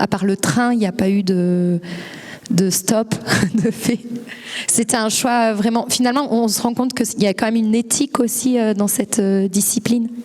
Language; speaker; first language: French; native; French